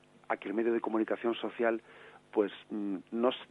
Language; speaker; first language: Spanish; native; Spanish